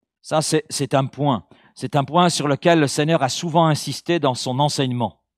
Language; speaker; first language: French; native; French